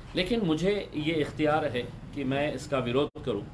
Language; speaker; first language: Hindi; non-native, local second language; Urdu